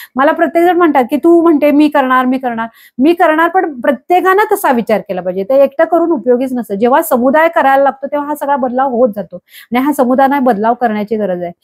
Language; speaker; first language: Marathi; native; Marathi